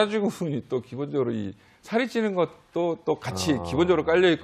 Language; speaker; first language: Korean; native; Korean